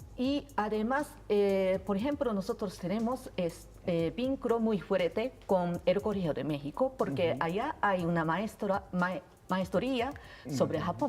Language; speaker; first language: Spanish; non-native, learner; Japanese